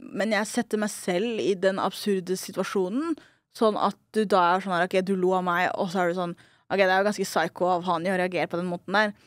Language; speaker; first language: Norwegian; early bilingual, other home language; Somali